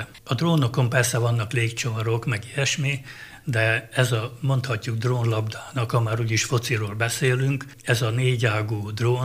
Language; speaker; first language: Hungarian; native; Hungarian